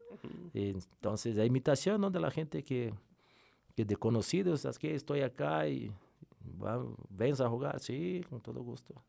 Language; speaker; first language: Spanish; non-native, fluent; Portuguese